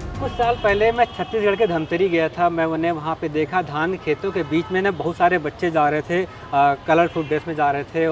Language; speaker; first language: Hindi; native; Hindi